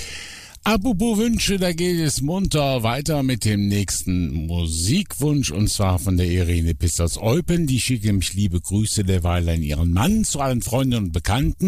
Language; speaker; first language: German; native; German